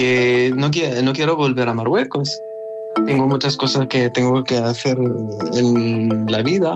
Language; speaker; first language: Spanish; non-native, learner; Arabic